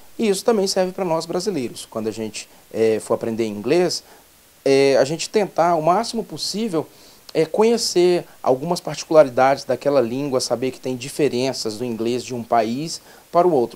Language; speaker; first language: Portuguese; native; Portuguese